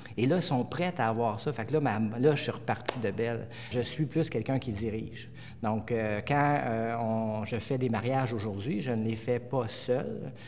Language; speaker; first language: French; native; French